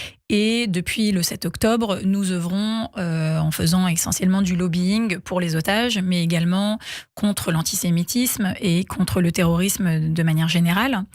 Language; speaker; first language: French; native; French